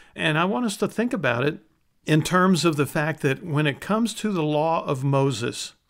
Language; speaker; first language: English; native; English